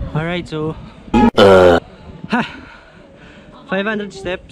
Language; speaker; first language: English; non-native, local second language; Filipino